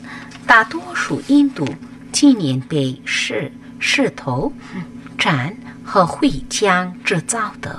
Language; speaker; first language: Chinese; non-native, fluent; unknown